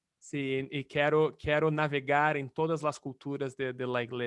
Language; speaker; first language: Spanish; non-native, fluent; Portuguese